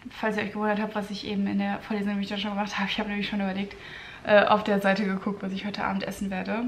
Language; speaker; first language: German; native; German